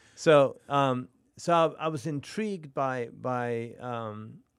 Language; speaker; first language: English; non-native, fluent; Norwegian